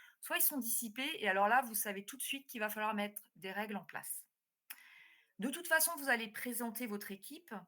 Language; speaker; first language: French; native; French